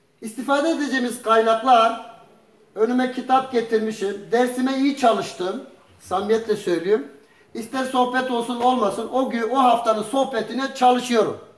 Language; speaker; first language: Turkish; early bilingual, heritage; Turkish